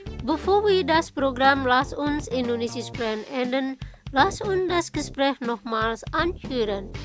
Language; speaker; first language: German; non-native, fluent; Indonesian